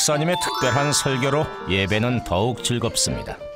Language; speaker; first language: Korean; native; Korean